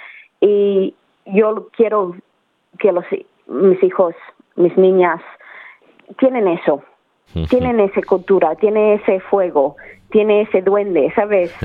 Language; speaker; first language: Spanish; early bilingual, heritage; Spanish